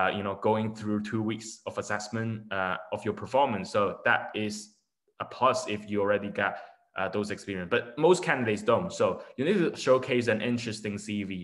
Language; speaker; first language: English; non-native, local second language; Cantonese